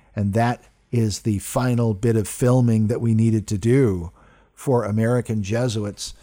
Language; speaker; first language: English; early bilingual, other home language; Italian